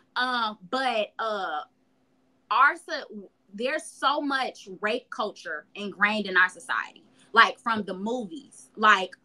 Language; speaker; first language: English; native; English